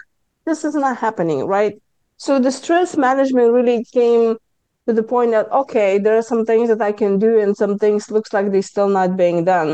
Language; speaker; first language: English; non-native, fluent; Lithuanian